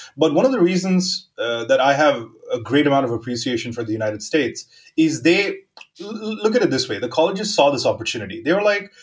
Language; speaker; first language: English; non-native, local second language; Gujarati